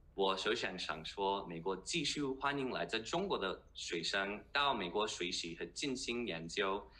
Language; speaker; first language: Chinese; non-native, fluent; English